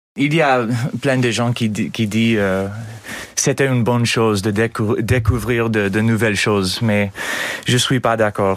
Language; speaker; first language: French; non-native, learner; English